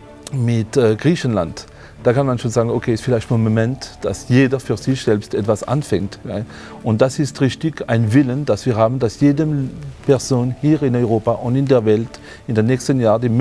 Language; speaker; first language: German; non-native, fluent; French